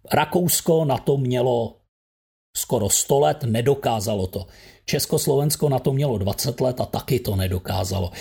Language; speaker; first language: Czech; native; Czech